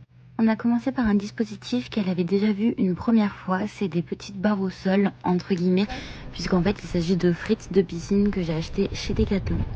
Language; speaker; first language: French; native; French